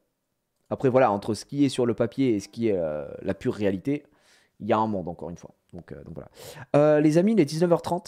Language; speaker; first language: French; native; French